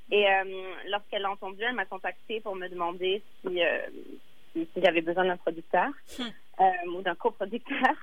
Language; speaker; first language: French; native; French